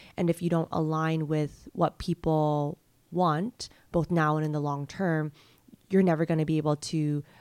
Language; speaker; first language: English; non-native, local second language; Cantonese